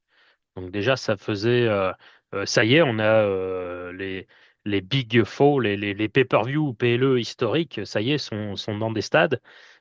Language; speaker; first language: French; native; French